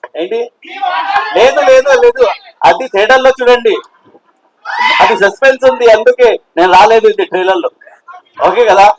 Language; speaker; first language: Telugu; non-native, local second language; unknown